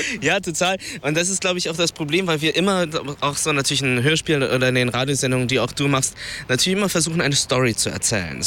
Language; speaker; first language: German; early bilingual, other home language; Vietnamese